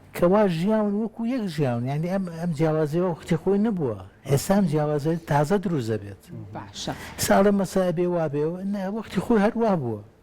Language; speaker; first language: Central Kurdish; non-native, local second language; Assyrian Neo-Aramaic